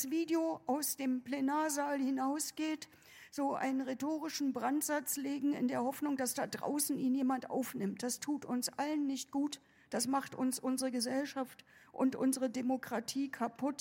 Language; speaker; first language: German; native; German